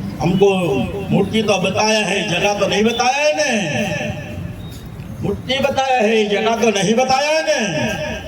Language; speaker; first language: Hindi; non-native, local second language; Gujarati